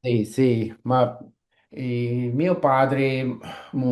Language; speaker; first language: Italian; non-native, learner; English